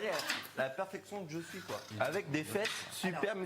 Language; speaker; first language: French; native; French